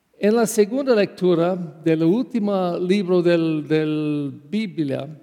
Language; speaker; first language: Spanish; non-native, fluent; English